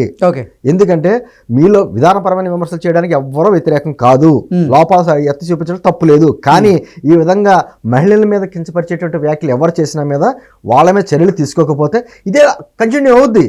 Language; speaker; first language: Telugu; native; Telugu